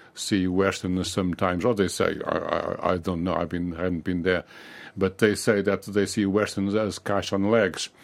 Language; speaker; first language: English; non-native, fluent; Portuguese